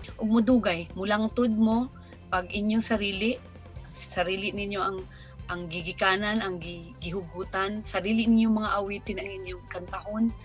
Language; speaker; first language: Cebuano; non-native, local second language; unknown